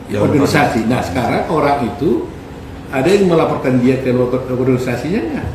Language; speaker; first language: Indonesian; native; Indonesian